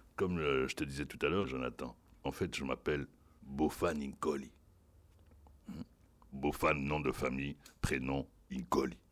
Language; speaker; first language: French; non-native, local second language; Lingala